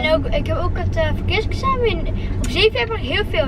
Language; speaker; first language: Dutch; early bilingual, other home language; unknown